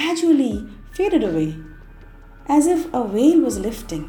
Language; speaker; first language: English; non-native, local second language; Bangla